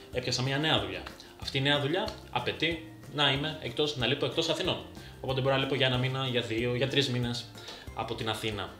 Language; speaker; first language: Greek; early bilingual, other home language; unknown